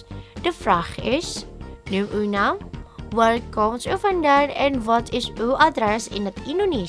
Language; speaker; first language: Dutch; non-native, fluent; Indonesian